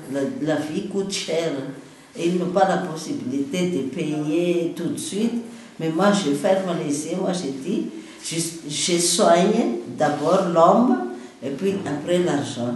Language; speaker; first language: French; non-native, local second language; Malagasy